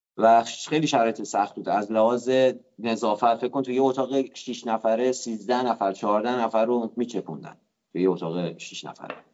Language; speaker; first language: Persian; native; Persian